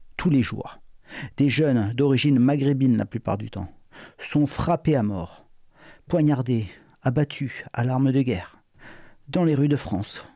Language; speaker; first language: French; native; French